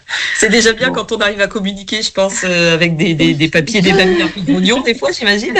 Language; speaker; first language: French; native; French